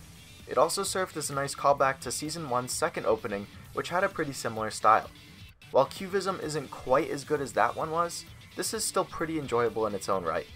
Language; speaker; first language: English; native; English